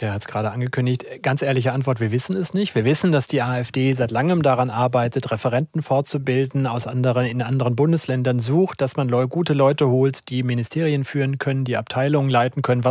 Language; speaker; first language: German; native; German